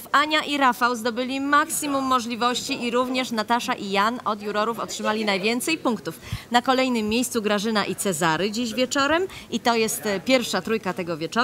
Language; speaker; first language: Polish; native; Polish